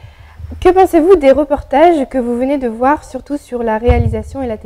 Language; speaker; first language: French; native; French